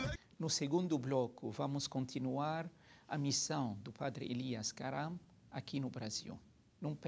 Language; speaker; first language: Portuguese; non-native, fluent; Arabic